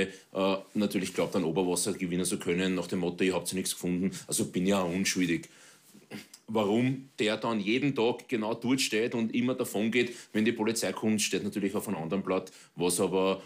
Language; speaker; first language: German; native; German